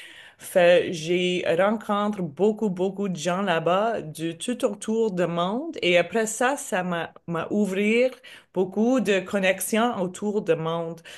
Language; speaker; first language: French; non-native, learner; English